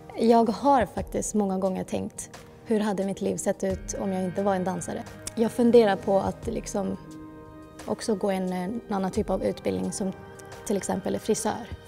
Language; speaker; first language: Swedish; early bilingual, other home language; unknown